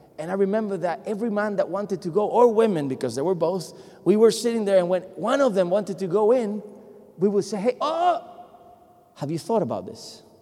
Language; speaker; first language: English; non-native, fluent; Spanish